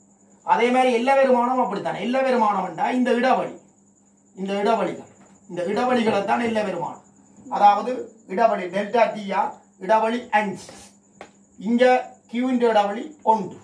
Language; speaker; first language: Tamil; native; Tamil